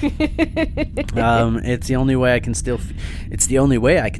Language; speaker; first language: English; native; English